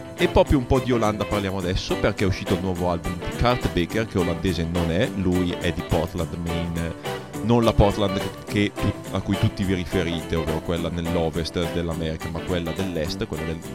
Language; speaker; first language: Italian; native; Italian